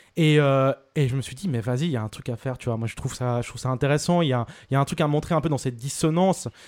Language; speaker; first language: French; early bilingual, other home language; Spanish